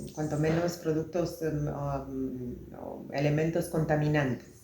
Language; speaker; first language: Spanish; non-native, fluent; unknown